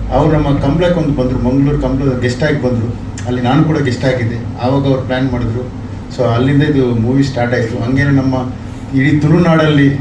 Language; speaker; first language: Kannada; non-native, local second language; Tulu